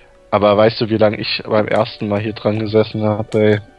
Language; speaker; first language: German; native; German